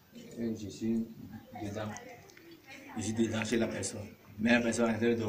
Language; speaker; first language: French; non-native, local second language; Ewe